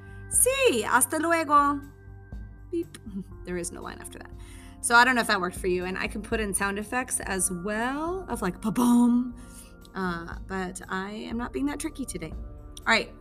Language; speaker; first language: English; native; English